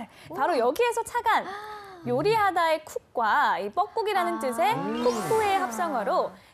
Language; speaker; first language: Korean; native; Korean